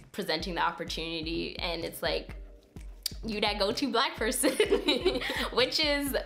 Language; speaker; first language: English; native; English